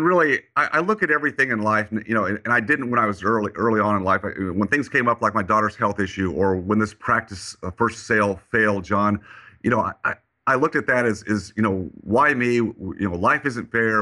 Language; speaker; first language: English; native; English